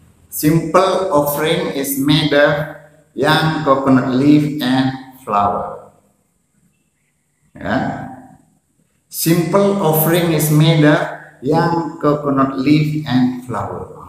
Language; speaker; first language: English; non-native, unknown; Balinese